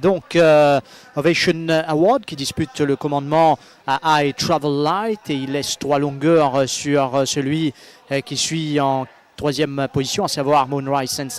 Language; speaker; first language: French; non-native, local second language; Morisyen